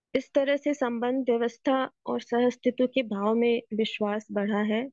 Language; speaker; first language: Hindi; native; Hindi